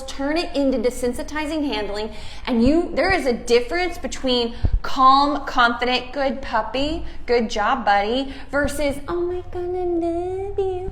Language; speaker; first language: English; native; English